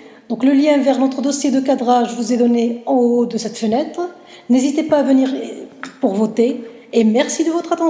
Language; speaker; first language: French; non-native, local second language; Arabic